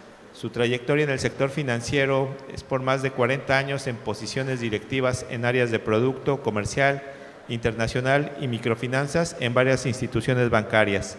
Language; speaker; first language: Spanish; native; Spanish